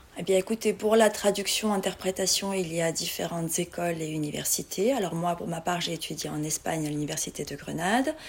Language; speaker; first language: French; non-native, local second language; Arabic